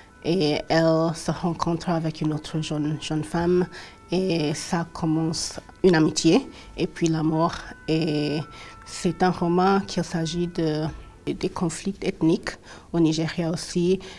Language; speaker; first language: French; non-native, fluent; English